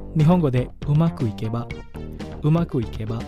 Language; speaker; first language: Japanese; non-native, fluent; Indonesian